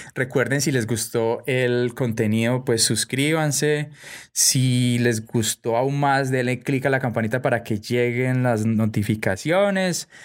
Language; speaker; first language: Spanish; native; Spanish